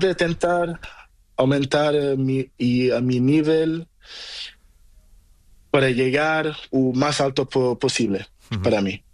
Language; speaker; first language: Spanish; non-native, learner; Portuguese